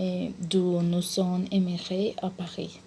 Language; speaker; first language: French; non-native, learner; Spanish